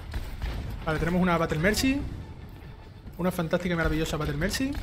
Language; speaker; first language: Spanish; native; Spanish